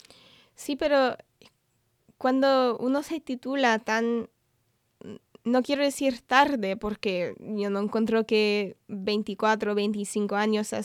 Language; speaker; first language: Spanish; non-native, fluent; English